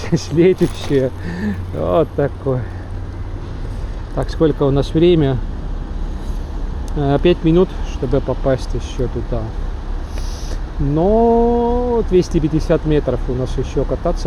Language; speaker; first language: Russian; non-native, local second language; Estonian